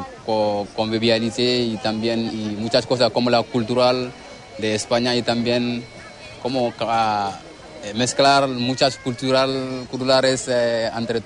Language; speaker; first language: Spanish; non-native, learner; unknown